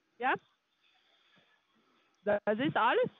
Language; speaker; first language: German; non-native, learner; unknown